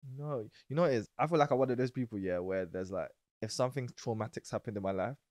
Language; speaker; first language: English; native; English